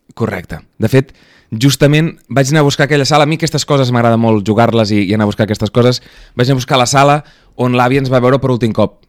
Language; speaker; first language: Catalan; native; Catalan